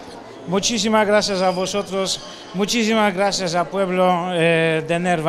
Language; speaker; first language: Spanish; non-native, fluent; Polish